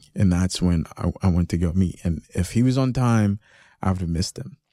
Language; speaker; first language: English; early bilingual, other home language; Greek